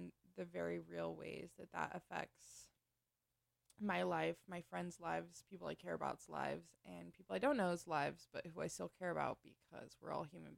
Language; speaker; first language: English; native; English